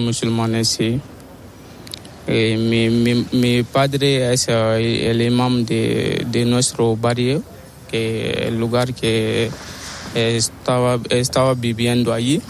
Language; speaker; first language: Spanish; non-native, learner; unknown